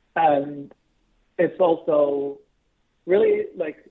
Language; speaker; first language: English; non-native, fluent; Arabic